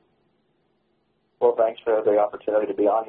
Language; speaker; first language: English; native; English